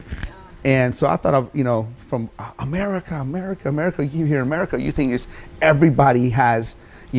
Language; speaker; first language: English; early bilingual, other home language; Persian